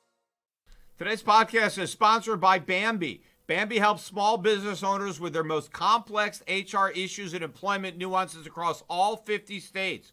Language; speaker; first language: English; native; English